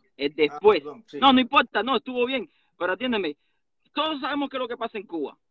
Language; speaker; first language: Spanish; native; Spanish